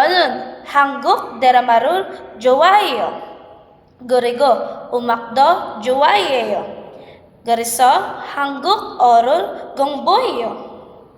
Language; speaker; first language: Korean; non-native, learner; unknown